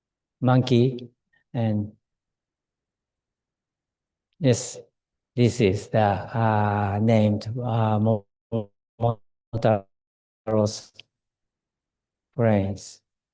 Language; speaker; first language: English; non-native, learner; Japanese